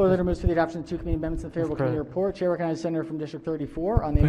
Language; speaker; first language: English; native; English